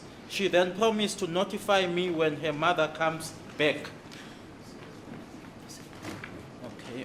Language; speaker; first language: English; non-native, local second language; Zulu